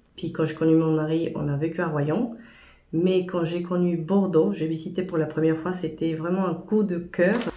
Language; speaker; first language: French; non-native, fluent; Spanish